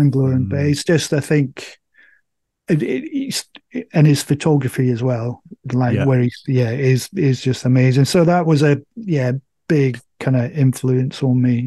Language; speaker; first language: English; native; English